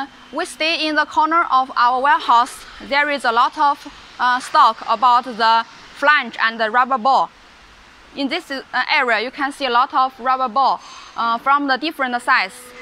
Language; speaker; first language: English; non-native, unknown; Chinese